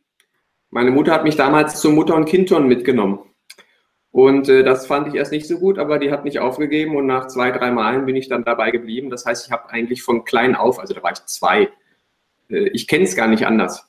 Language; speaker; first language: German; native; German